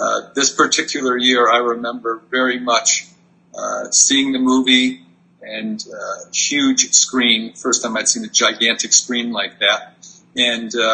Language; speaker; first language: English; native; English